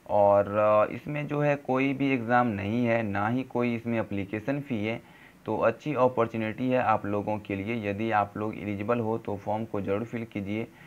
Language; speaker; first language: Hindi; native; Hindi